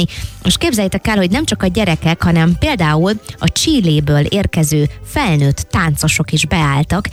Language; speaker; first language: Hungarian; native; Hungarian